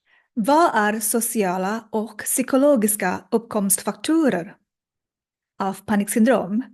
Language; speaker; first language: Swedish; non-native, learner; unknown